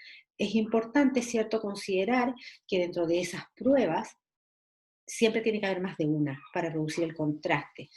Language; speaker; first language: Spanish; native; Spanish